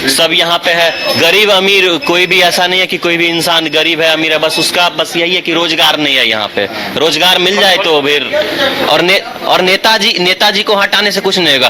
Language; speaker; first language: Hindi; native; Hindi